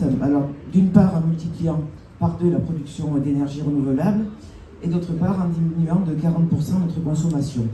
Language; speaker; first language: French; native; French